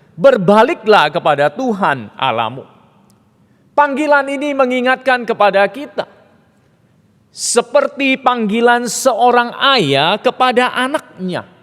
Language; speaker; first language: Indonesian; native; Indonesian